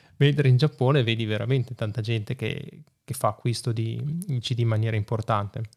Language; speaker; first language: Italian; native; Italian